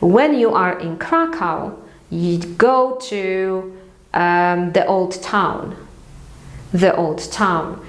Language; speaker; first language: English; non-native, fluent; Polish